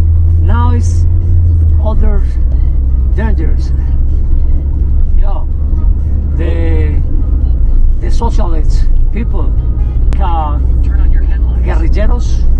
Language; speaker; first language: English; non-native, learner; Spanish